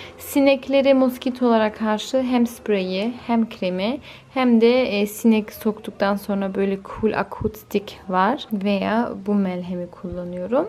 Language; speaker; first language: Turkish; early bilingual, heritage; Turkish